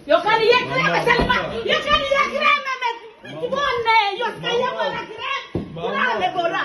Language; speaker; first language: Swedish; non-native, learner; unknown